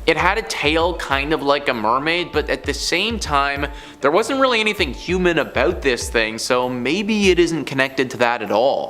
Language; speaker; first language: English; native; English